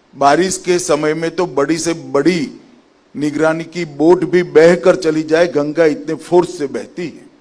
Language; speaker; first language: Hindi; non-native, local second language; Gujarati